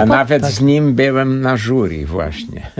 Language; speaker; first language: Polish; early bilingual, heritage; Portuguese